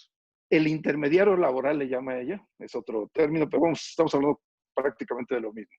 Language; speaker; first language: Spanish; native; Spanish